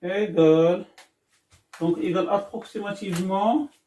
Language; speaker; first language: French; non-native, local second language; Arabic